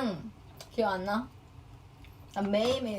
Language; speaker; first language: Korean; non-native, fluent; Chinese